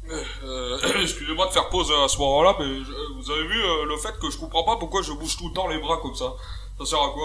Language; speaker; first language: French; native; French